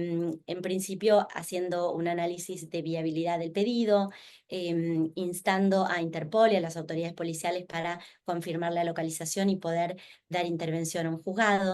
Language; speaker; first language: Spanish; native; Spanish